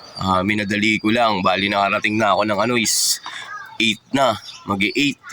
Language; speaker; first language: Filipino; native; Filipino